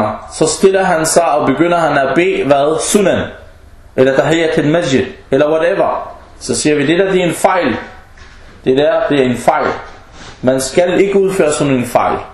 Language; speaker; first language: Danish; non-native, fluent; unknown